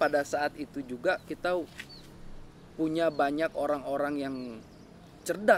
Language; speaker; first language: Indonesian; native; Indonesian